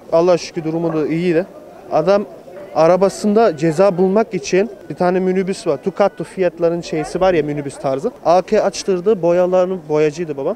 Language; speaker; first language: Turkish; early bilingual, heritage; Turkish